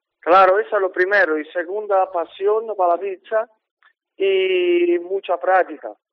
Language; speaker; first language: Spanish; non-native, fluent; Italian